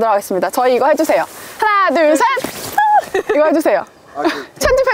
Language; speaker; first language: Korean; native; Korean